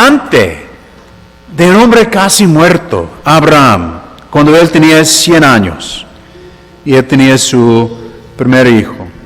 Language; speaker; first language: Spanish; non-native, fluent; English